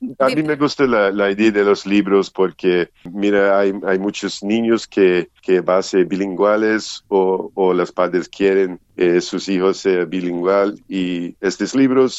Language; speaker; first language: Spanish; non-native, learner; English